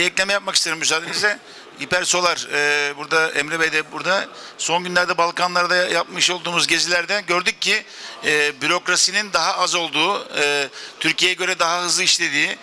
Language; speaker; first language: Turkish; native; Turkish